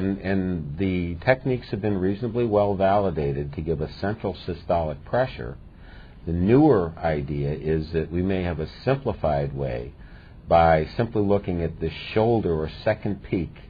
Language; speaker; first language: English; native; English